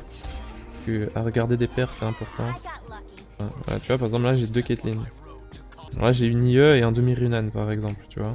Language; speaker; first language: French; native; French